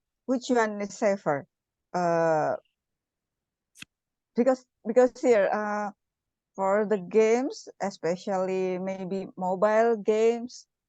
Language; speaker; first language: English; non-native, learner; Indonesian